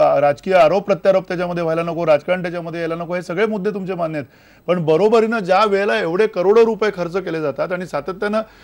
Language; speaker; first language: Marathi; native; Marathi